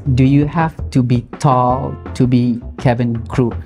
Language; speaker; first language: English; non-native, fluent; Malay